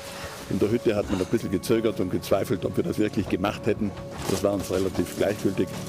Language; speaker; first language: German; native; German